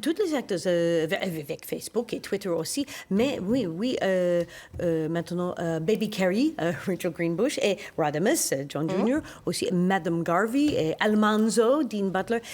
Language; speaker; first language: French; non-native, learner; English